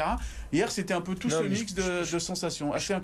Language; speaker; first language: French; native; French